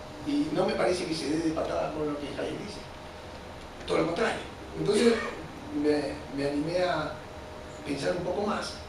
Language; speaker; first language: Spanish; native; Spanish